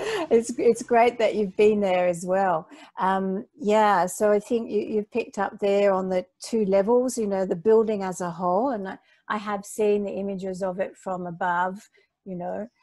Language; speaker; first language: English; native; English